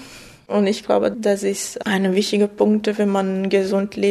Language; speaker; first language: German; non-native, fluent; Portuguese